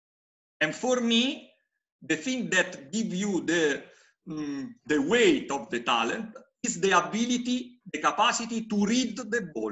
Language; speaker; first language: English; non-native, fluent; Italian